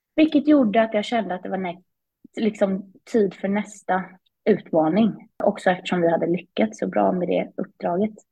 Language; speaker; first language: Swedish; native; Swedish